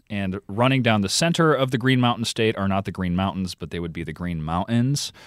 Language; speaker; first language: English; native; English